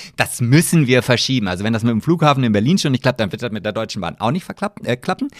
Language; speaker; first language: German; native; German